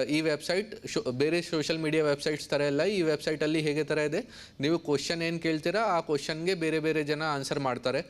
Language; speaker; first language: Kannada; non-native, learner; Hindi